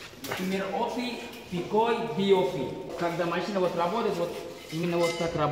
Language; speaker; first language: Russian; non-native, learner; Sinhala